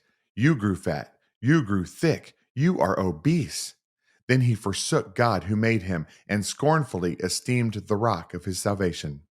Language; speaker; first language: English; native; English